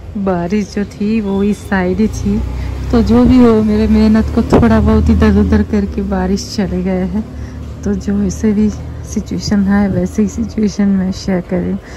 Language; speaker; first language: Hindi; non-native, local second language; Bangla